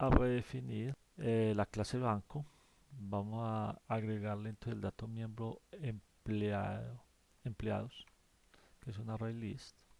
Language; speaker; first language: Spanish; native; Spanish